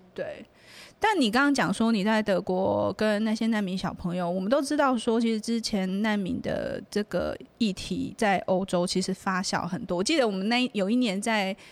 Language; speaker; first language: Chinese; native; Chinese